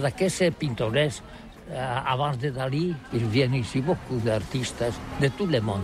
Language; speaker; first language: French; non-native, learner; Catalan